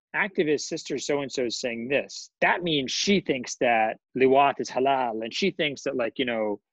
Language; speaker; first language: English; native; English